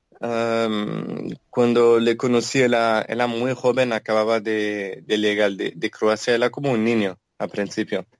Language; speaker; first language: Portuguese; non-native, learner; French